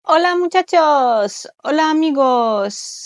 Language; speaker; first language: Spanish; non-native, fluent; Polish